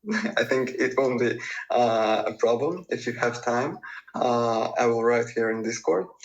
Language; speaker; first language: English; non-native, fluent; Russian